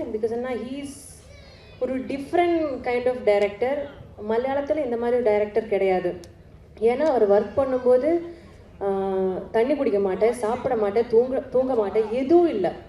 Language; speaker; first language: Tamil; non-native, learner; Malayalam